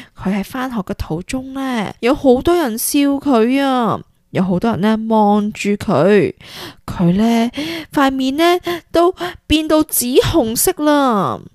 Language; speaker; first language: Cantonese; early bilingual, heritage; Cantonese